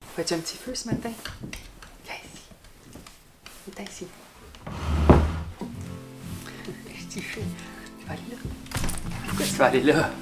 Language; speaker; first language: French; native; French